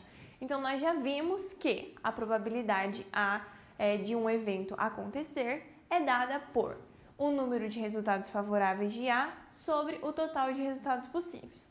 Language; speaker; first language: Portuguese; native; Portuguese